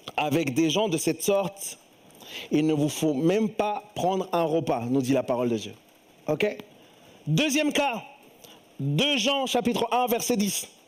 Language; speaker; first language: French; early bilingual, other home language; Spanish